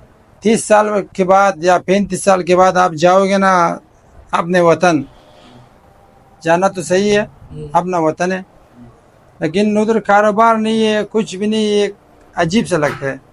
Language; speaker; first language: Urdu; non-native, fluent; Pashto